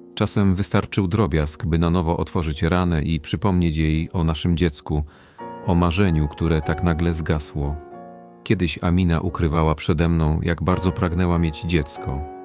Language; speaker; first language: Polish; non-native, fluent; Kurdish